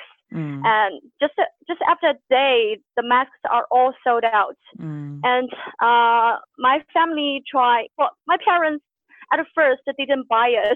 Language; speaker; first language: English; non-native, fluent; Chinese